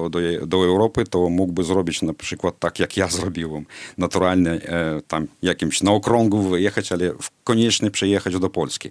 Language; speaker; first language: Polish; non-native, fluent; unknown